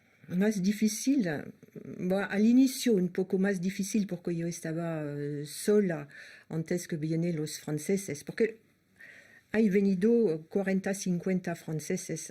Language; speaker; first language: Spanish; non-native, learner; French